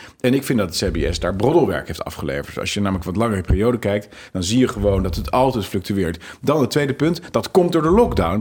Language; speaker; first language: Dutch; native; Dutch